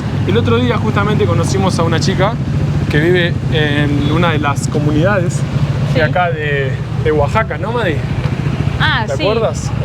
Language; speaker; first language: Spanish; native; Spanish